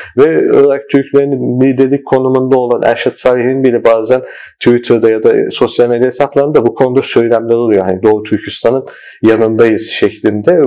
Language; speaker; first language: Turkish; early bilingual, heritage; Turkish